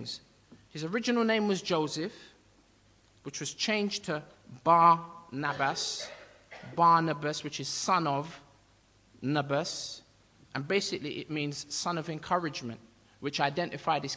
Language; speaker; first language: English; native; English